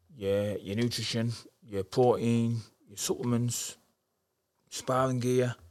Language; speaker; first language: English; native; English